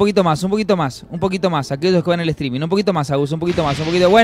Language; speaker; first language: Spanish; native; Spanish